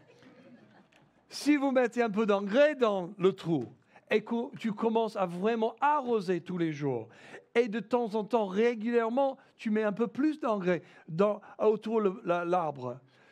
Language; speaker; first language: French; non-native, fluent; English